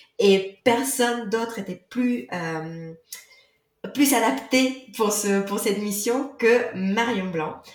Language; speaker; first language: French; non-native, fluent; Spanish